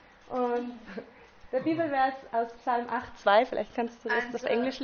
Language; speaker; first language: German; native; German